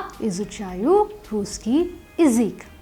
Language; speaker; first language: Russian; non-native, fluent; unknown